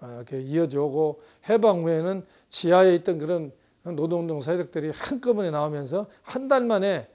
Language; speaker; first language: Korean; native; Korean